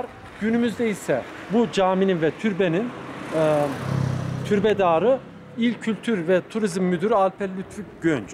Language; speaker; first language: Turkish; native; Turkish